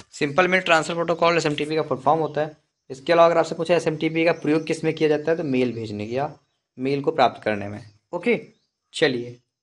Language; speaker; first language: Hindi; native; Hindi